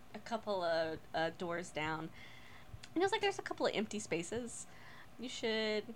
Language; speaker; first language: English; native; English